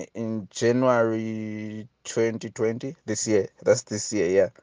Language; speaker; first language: English; non-native, local second language; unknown